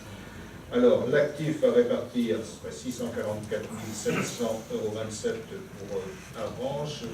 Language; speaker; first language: French; native; French